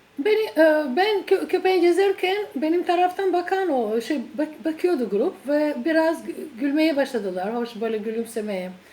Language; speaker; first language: Turkish; non-native, fluent; Albanian